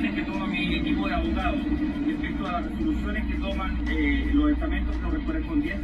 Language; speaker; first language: Spanish; native; Spanish